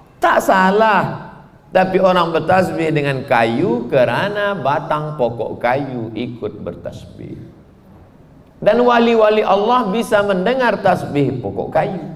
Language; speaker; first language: Malay; non-native, fluent; Indonesian